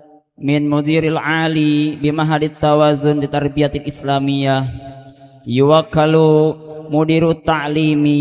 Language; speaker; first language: Arabic; non-native, learner; Indonesian